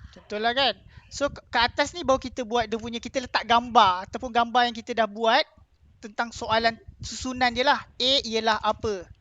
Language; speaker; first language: Malay; native; Malay